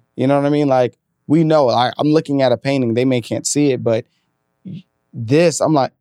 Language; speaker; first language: English; native; English